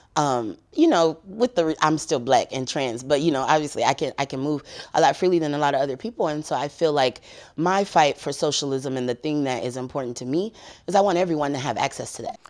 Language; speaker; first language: English; native; English